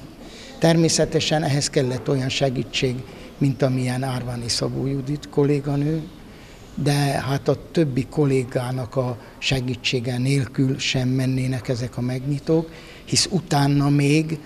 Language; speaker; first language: Hungarian; native; Hungarian